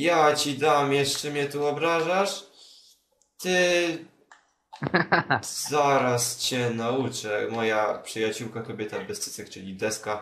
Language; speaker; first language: Polish; native; Polish